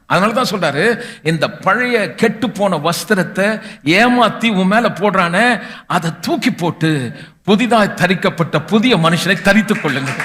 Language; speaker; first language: Tamil; non-native, local second language; Malayalam